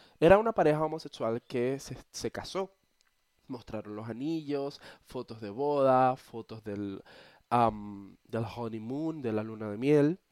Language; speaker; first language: Spanish; native; Spanish